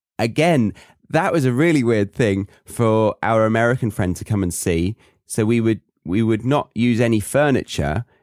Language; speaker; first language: English; native; English